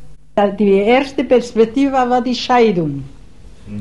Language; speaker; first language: German; non-native, fluent; Spanish